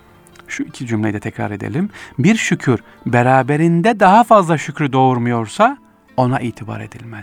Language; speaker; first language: Turkish; native; Turkish